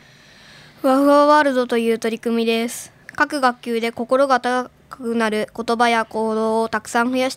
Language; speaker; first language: Japanese; native; Japanese